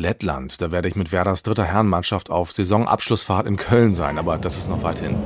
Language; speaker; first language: German; native; German